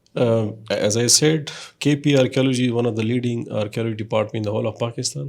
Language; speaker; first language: English; non-native, local second language; Pashto